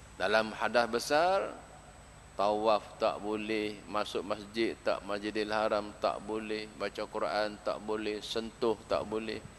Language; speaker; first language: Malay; native; Malay